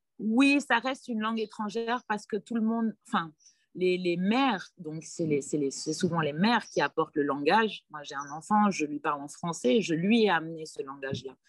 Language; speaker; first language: French; non-native, local second language; Wolof